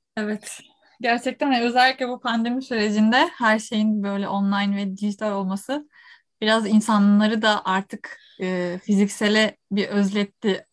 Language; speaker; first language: Turkish; native; Turkish